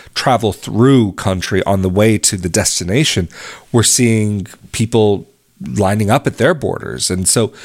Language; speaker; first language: English; native; English